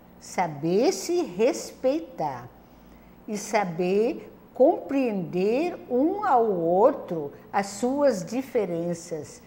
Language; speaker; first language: Portuguese; non-native, local second language; German